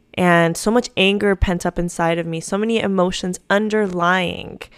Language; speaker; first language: English; early bilingual, other home language; Spanish